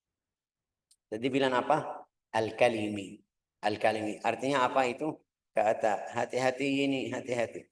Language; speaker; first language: Indonesian; non-native, fluent; Arabic